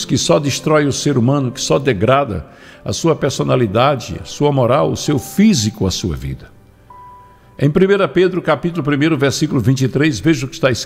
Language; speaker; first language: Portuguese; native; Portuguese